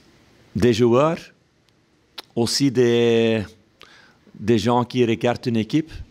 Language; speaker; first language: French; non-native, local second language; Dutch